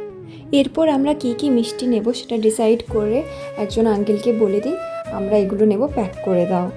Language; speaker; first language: Bangla; native; Bangla